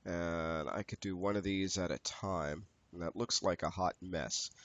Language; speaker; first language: English; native; English